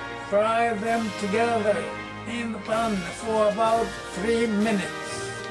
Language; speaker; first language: English; non-native, learner; Japanese